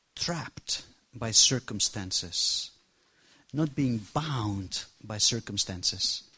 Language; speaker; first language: English; non-native, fluent; Spanish